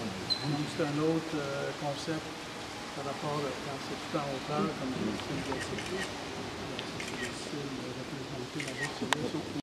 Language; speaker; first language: French; native; French